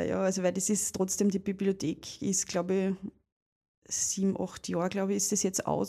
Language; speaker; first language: German; native; German